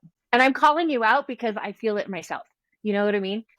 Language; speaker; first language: English; native; English